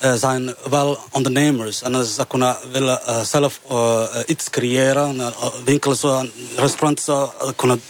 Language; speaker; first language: Dutch; non-native, fluent; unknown